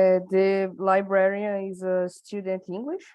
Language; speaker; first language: English; non-native, learner; Portuguese